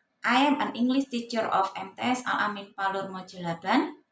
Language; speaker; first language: English; non-native, fluent; Indonesian